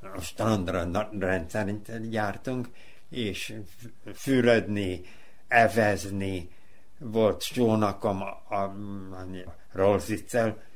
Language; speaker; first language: Hungarian; native; Hungarian